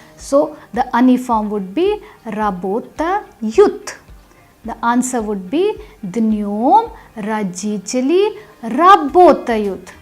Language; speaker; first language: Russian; non-native, fluent; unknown